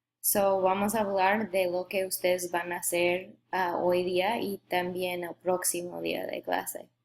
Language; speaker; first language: Spanish; non-native, fluent; English